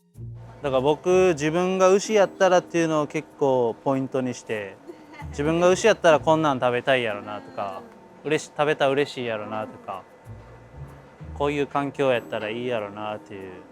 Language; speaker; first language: Japanese; native; Japanese